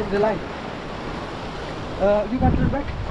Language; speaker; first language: English; non-native, learner; Indonesian